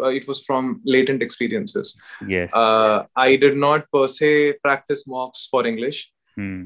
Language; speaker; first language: English; non-native, local second language; Hindi